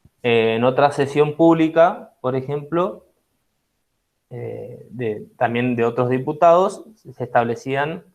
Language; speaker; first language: Spanish; native; Spanish